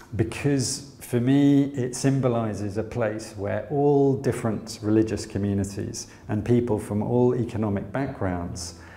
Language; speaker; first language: English; native; English